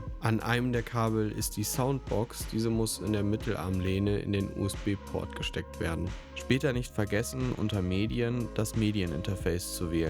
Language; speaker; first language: German; native; German